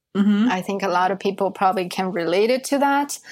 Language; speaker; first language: English; non-native, fluent; Chinese